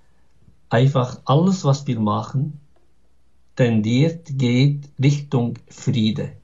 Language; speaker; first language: German; non-native, fluent; Arabic